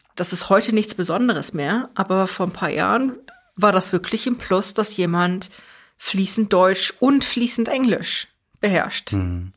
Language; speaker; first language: German; early bilingual, other home language; Persian